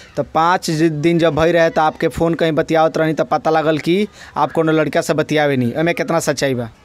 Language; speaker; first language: Hindi; native; Hindi